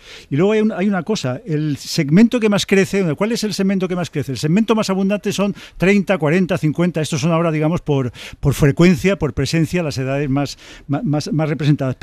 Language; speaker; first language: Spanish; native; Spanish